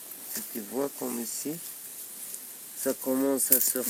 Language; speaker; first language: French; non-native, local second language; Arabic